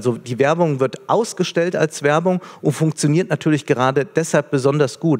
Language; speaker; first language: German; native; German